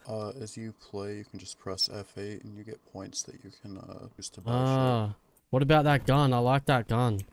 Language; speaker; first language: English; native; English